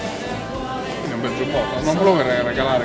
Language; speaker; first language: Italian; native; Italian